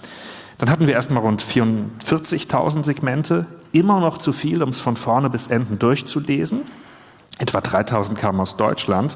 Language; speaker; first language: German; native; German